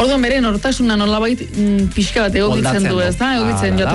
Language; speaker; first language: Basque; native; Basque